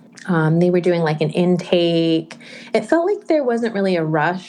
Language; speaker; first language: English; native; English